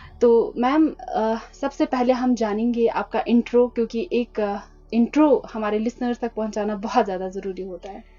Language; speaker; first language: Hindi; non-native, local second language; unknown